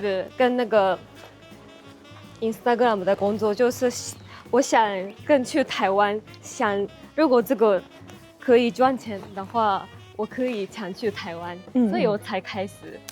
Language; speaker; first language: Chinese; non-native, fluent; Japanese